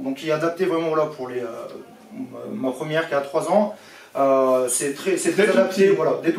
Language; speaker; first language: French; native; French